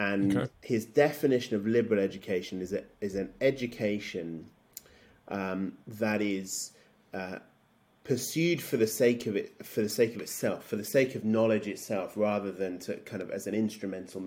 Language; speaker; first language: English; native; English